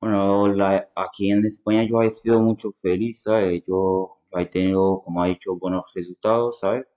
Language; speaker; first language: Spanish; non-native, fluent; Portuguese